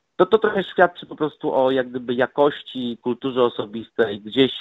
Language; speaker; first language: Polish; native; Polish